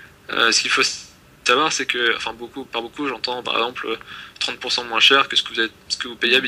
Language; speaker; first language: French; native; French